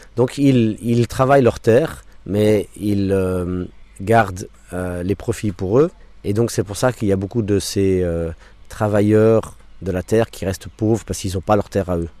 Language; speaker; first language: French; non-native, local second language; English